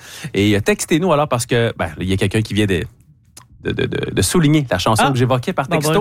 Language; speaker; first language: French; native; French